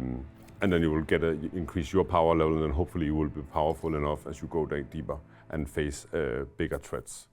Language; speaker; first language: English; non-native, fluent; Danish